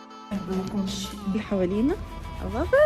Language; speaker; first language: Arabic; native; Arabic